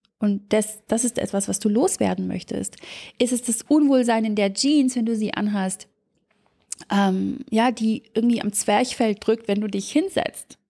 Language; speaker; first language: German; early bilingual, other home language; Serbian